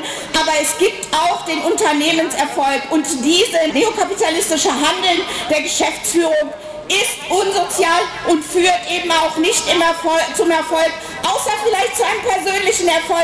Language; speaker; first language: German; native; German